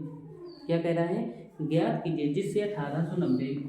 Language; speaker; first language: Hindi; native; Hindi